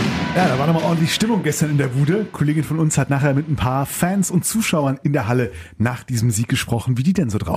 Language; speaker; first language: German; native; German